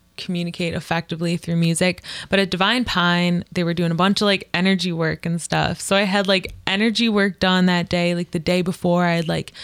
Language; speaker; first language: English; native; English